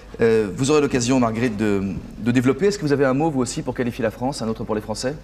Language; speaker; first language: French; native; French